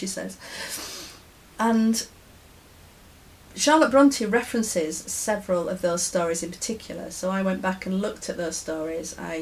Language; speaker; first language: English; native; English